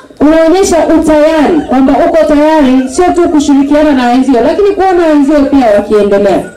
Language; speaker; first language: Swahili; native; Swahili